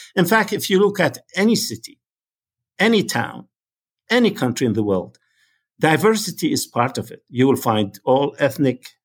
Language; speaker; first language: English; non-native, fluent; Arabic